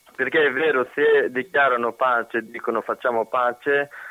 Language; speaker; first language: Italian; non-native, fluent; Persian